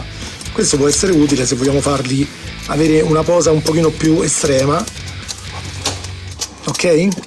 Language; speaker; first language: Italian; native; Italian